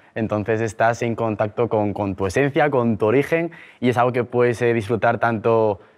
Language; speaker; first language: Spanish; native; Spanish